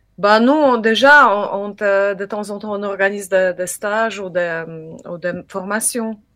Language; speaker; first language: French; non-native, fluent; Polish